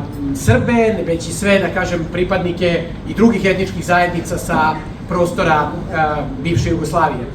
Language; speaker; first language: Bosnian; native; Bosnian